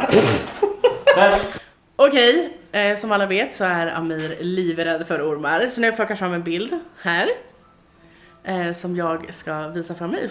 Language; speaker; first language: Swedish; native; Swedish